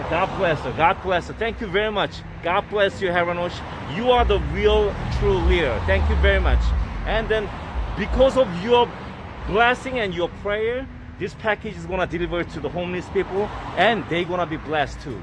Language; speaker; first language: English; non-native, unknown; Korean